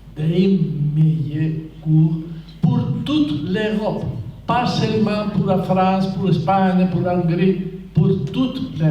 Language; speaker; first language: French; non-native, fluent; Spanish